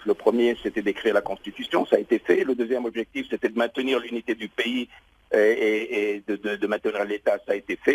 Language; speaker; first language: French; non-native, local second language; Arabic